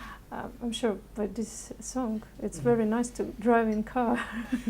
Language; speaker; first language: English; non-native, learner; Russian